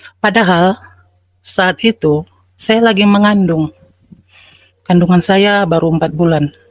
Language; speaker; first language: Indonesian; native; Indonesian